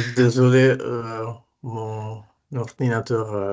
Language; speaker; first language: French; non-native, fluent; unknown